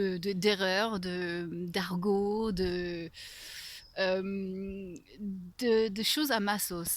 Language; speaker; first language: French; non-native, fluent; English